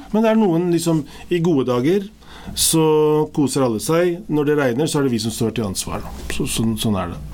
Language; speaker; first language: Norwegian; early bilingual, other home language; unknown